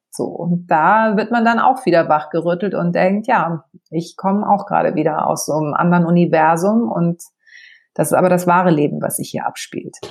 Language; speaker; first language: German; early bilingual, other home language; Greek